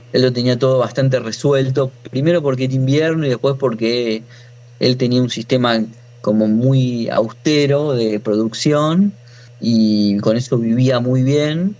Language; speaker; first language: Spanish; native; Spanish